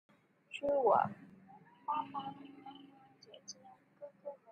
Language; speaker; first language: Chinese; non-native, learner; Vietnamese